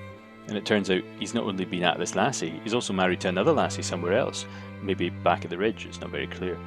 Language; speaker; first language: English; native; English